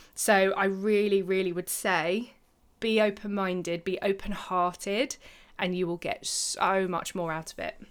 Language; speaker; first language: English; native; English